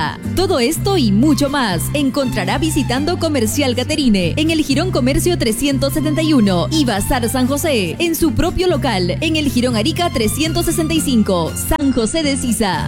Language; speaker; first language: Spanish; native; Spanish